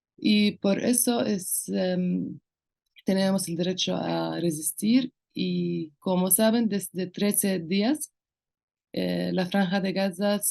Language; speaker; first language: Spanish; non-native, local second language; Arabic